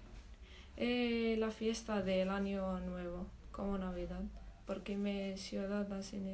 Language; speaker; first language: Spanish; non-native, learner; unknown